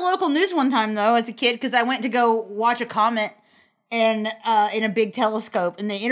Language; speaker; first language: English; native; English